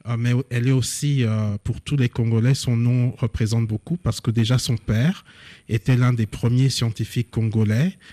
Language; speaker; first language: French; non-native, local second language; Lingala